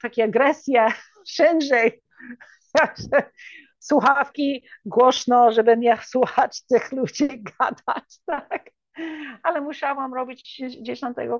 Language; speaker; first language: Polish; early bilingual, heritage; English